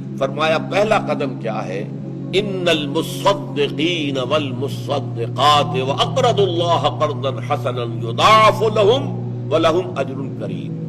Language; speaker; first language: Urdu; native; Urdu